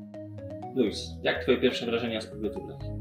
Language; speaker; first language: Polish; native; Polish